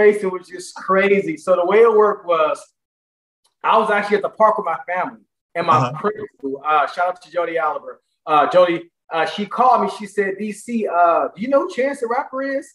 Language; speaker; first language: English; native; English